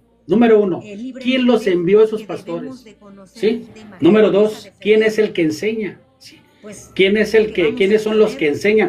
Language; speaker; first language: Spanish; native; Spanish